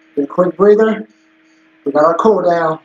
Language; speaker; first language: English; native; English